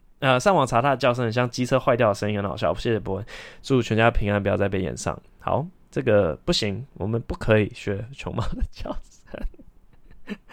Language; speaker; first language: Chinese; native; Chinese